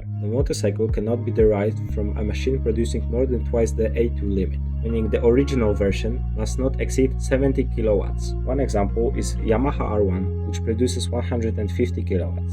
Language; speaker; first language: English; non-native, fluent; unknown